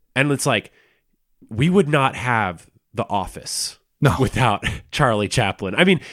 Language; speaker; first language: English; native; English